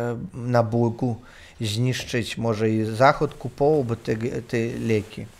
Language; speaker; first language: Polish; non-native, learner; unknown